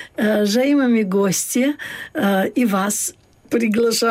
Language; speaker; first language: Bulgarian; early bilingual, heritage; Bulgarian